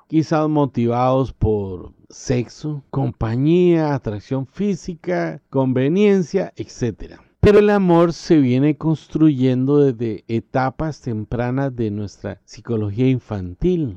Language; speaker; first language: Spanish; native; Spanish